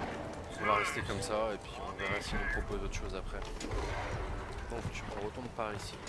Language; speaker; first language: French; native; French